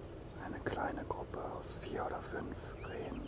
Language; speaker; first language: German; native; German